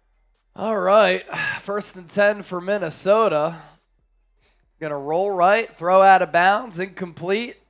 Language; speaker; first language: English; native; English